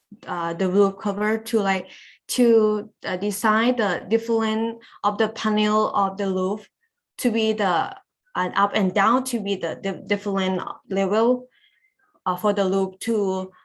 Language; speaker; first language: English; non-native, learner; Lao